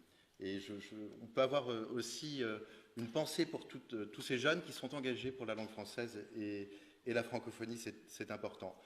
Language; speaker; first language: French; native; French